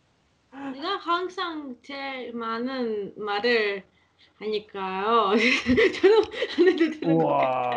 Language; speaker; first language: Korean; non-native, learner; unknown